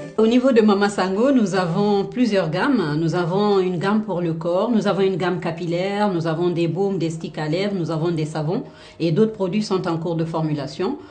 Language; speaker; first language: French; non-native, local second language; Fula